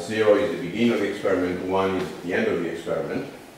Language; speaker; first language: English; non-native, fluent; Greek